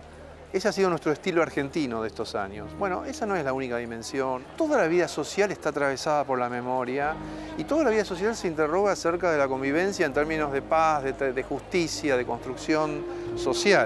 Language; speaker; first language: Spanish; native; Spanish